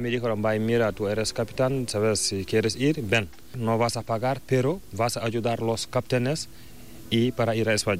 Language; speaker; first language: Spanish; non-native, learner; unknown